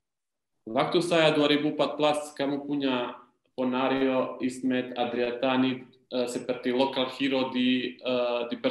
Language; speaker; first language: Indonesian; non-native, learner; Serbian